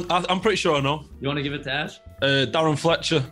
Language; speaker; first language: English; native; English